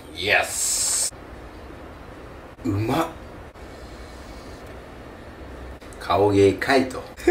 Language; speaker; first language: Japanese; native; Japanese